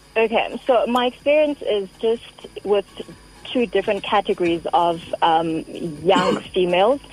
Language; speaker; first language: English; non-native, local second language; Xhosa